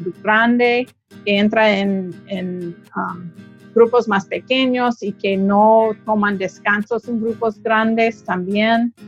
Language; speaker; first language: Spanish; non-native, fluent; English